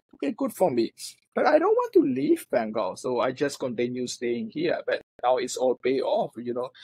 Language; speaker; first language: English; non-native, fluent; Burmese